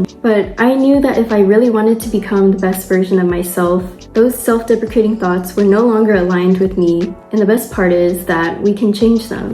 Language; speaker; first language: English; native; English